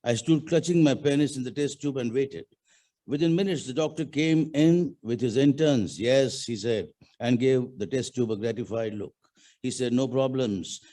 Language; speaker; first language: English; non-native, local second language; Marathi